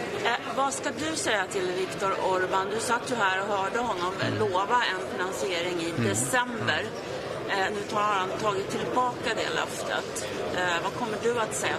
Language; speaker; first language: Swedish; native; Swedish